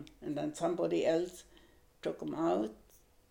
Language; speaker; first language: English; non-native, fluent; German